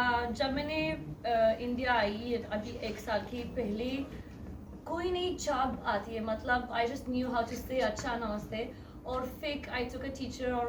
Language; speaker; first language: Hindi; non-native, learner; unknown